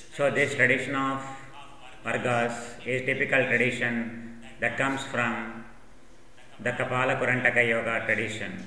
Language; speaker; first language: English; non-native, local second language; Telugu